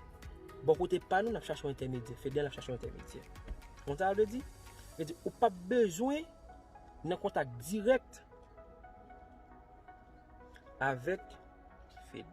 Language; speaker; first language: French; non-native, local second language; Haitian Creole